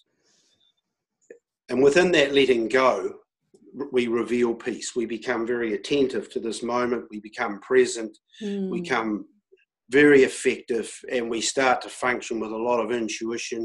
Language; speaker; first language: English; native; English